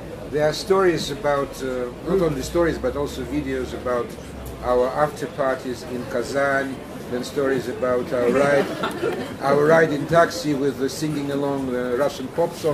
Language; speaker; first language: English; non-native, fluent; Russian